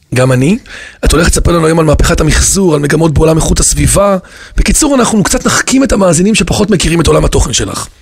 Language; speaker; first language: Hebrew; native; Hebrew